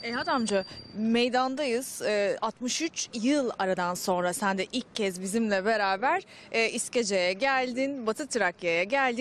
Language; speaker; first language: Turkish; native; Turkish